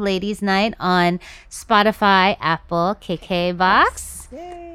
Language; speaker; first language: English; native; English